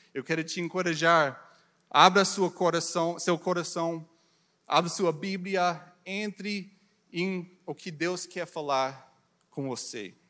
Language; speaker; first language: Portuguese; non-native, learner; English